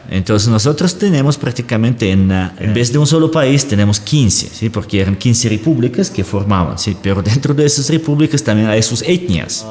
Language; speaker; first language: Spanish; non-native, fluent; Russian